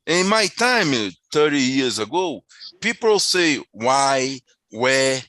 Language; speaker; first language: English; non-native, learner; Portuguese